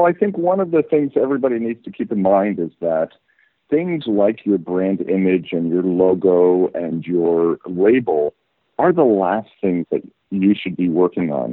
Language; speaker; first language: English; native; English